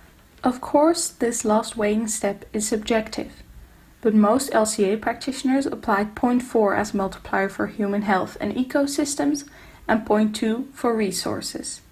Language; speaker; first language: English; non-native, fluent; Dutch